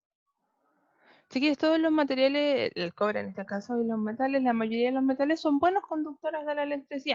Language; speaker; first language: Spanish; native; Spanish